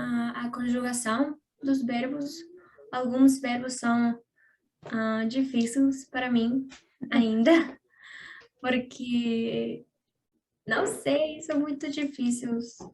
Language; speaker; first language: Portuguese; non-native, learner; Spanish